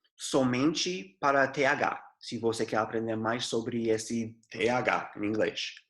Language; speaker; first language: Portuguese; non-native, fluent; English